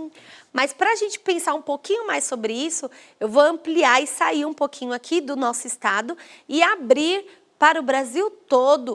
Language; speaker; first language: Portuguese; native; Portuguese